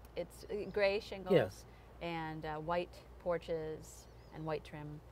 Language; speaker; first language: English; native; English